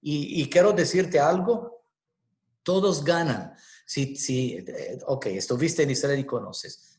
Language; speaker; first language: Spanish; non-native, fluent; Hebrew